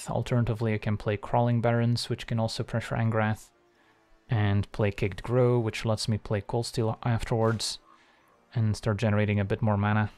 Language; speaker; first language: English; native; English